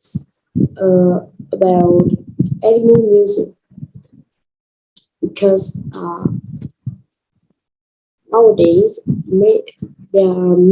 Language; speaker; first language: English; non-native, learner; Vietnamese